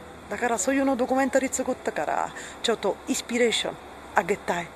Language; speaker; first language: Japanese; non-native, learner; Italian